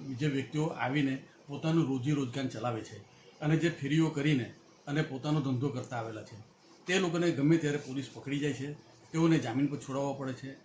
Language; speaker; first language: Gujarati; non-native, local second language; Hindi